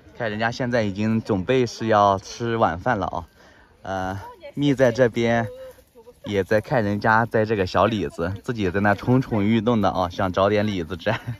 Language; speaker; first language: Chinese; native; Chinese